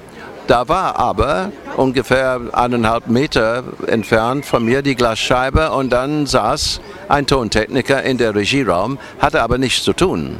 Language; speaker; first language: German; non-native, fluent; English